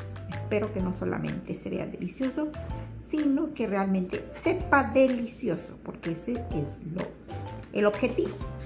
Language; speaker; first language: Spanish; native; Spanish